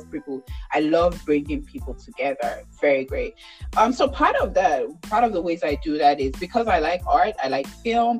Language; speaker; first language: English; non-native, local second language; Yoruba